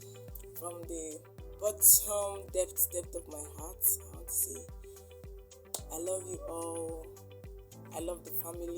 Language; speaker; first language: English; non-native, local second language; Igbo